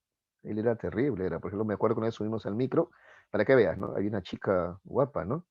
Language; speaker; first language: Spanish; native; Spanish